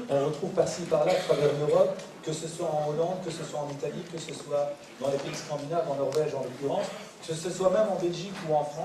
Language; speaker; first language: French; native; French